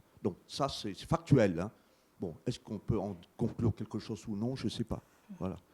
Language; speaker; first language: French; native; French